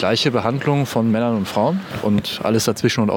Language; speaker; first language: German; native; German